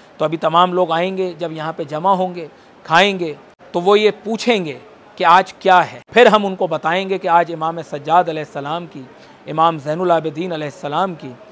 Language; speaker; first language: Hindi; native; Hindi